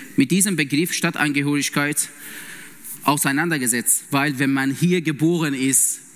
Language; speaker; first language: German; non-native, fluent; Persian